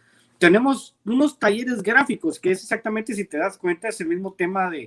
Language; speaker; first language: Spanish; native; Spanish